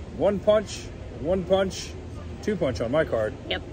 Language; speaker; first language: English; native; English